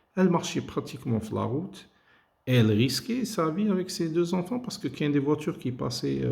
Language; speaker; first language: French; non-native, local second language; Arabic